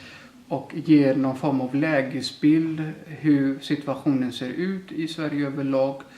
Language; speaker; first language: Swedish; early bilingual, other home language; Somali